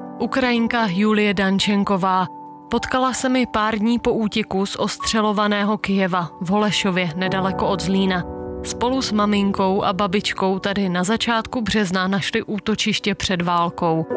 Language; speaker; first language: Czech; native; Czech